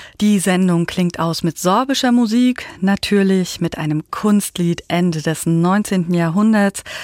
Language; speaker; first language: German; native; German